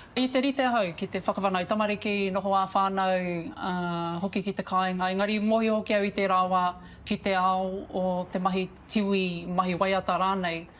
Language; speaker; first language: Māori; native; Māori